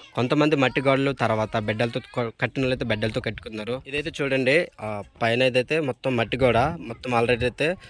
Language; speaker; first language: Telugu; non-native, local second language; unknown